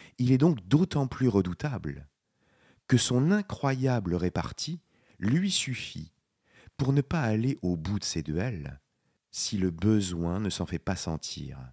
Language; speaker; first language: French; native; French